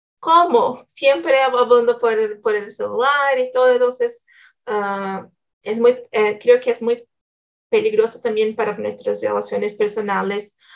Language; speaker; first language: Spanish; non-native, learner; Portuguese